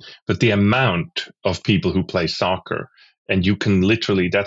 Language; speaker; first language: English; non-native, fluent; Swiss German